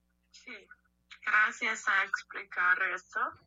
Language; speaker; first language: Spanish; non-native, learner; English